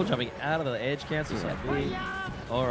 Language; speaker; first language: English; native; English